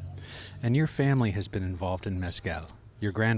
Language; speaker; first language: English; native; English